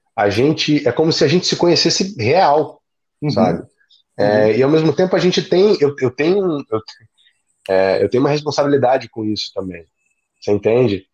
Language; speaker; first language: Portuguese; native; Portuguese